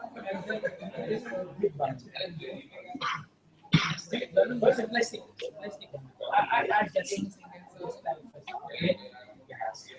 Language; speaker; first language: English; non-native, learner; Indonesian